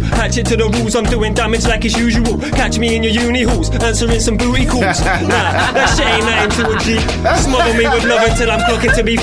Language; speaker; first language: English; native; English